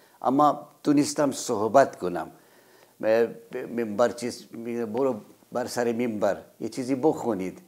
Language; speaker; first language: Persian; non-native, fluent; Urdu